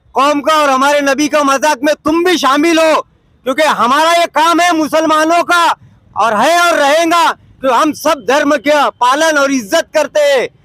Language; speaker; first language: Hindi; non-native, local second language; Urdu